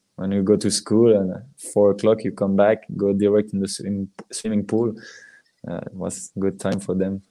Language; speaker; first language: English; non-native, learner; French